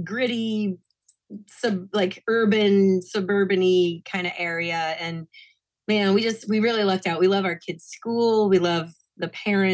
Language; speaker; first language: English; native; English